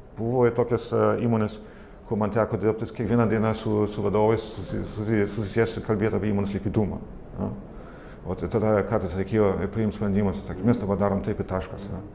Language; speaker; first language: Lithuanian; non-native, fluent; German